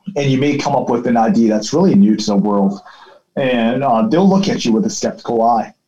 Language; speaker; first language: English; early bilingual, other home language; Chinese